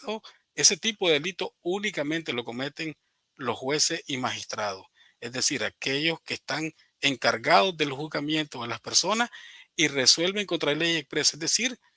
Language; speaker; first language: Spanish; native; Spanish